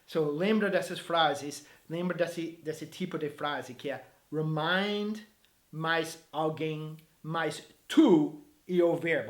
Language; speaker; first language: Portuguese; non-native, fluent; English